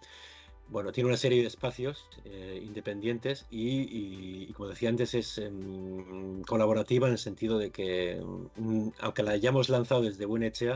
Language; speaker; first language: Spanish; native; Spanish